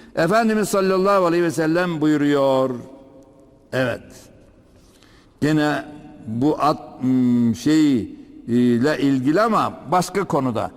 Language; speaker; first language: Turkish; native; Turkish